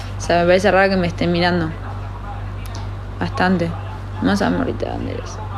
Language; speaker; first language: Spanish; native; Spanish